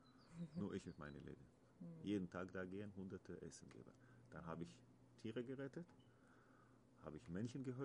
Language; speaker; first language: German; non-native, learner; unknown